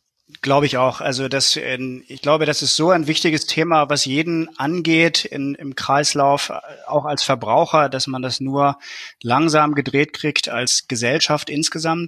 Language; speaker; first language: German; native; German